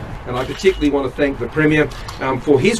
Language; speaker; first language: English; native; English